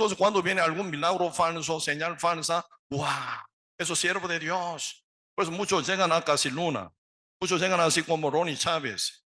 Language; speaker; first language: Spanish; non-native, learner; Korean